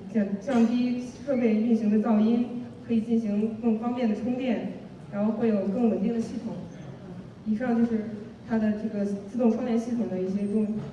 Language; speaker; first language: Chinese; native; Chinese